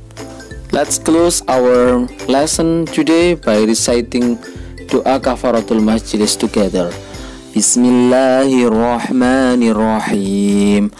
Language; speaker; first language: English; non-native, fluent; Indonesian